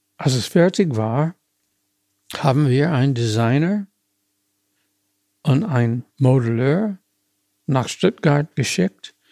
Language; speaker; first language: German; non-native, fluent; English